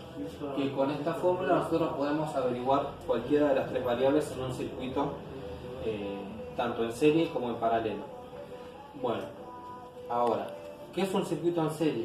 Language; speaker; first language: Spanish; native; Spanish